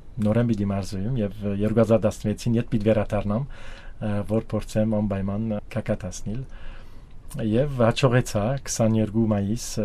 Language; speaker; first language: Armenian; early bilingual, heritage; Armenian